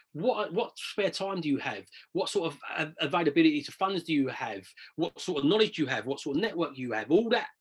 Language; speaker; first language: English; native; English